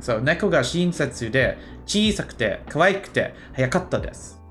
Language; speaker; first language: Japanese; non-native, fluent; English